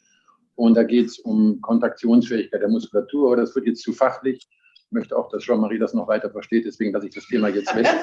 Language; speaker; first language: German; native; German